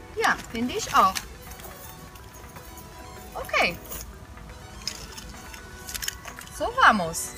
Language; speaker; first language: German; non-native, fluent; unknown